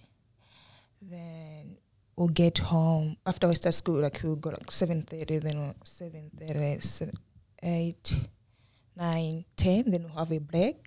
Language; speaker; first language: English; non-native, local second language; Tumbuka